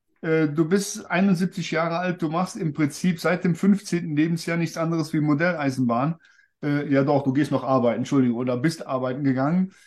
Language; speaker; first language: German; native; German